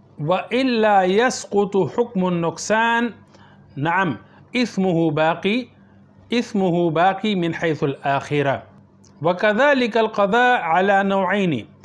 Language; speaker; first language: Arabic; non-native, fluent; Urdu